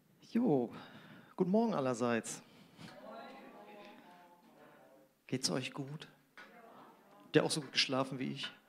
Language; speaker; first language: German; native; German